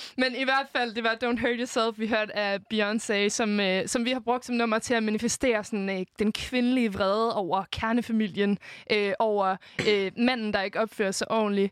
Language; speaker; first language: Danish; native; Danish